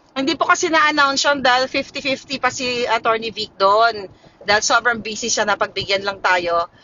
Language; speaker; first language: Filipino; non-native, local second language; Hiligaynon